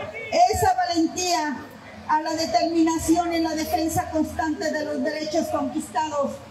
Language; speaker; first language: Spanish; native; Spanish